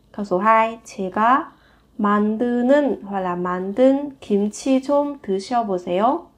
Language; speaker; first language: Korean; non-native, fluent; Vietnamese